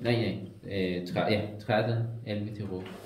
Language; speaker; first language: Danish; non-native, learner; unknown